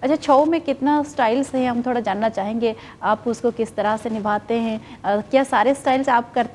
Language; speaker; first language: Hindi; non-native, local second language; Odia